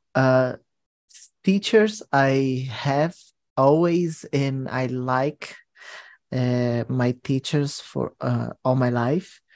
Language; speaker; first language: English; non-native, fluent; Portuguese